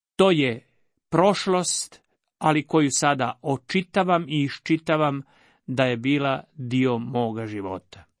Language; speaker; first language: Croatian; native; Croatian